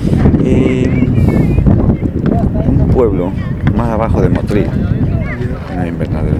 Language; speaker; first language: Spanish; native; Spanish